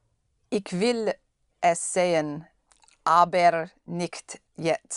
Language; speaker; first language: German; non-native, learner; English